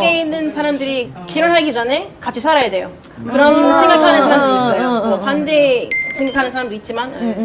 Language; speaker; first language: Korean; non-native, fluent; English